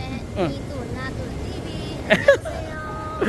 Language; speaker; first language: Korean; non-native, learner; Vietnamese